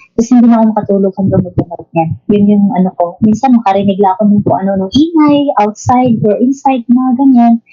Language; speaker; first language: Filipino; non-native, local second language; Cebuano